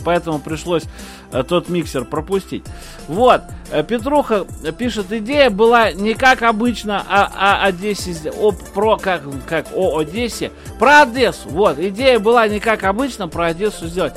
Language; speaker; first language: Russian; native; Russian